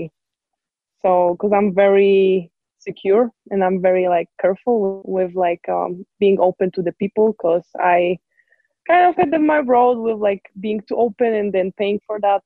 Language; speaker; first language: English; non-native, fluent; Polish